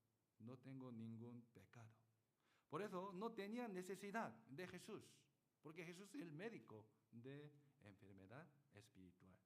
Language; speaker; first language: Spanish; non-native, learner; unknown